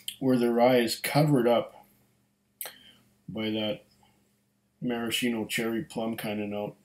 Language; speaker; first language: English; native; English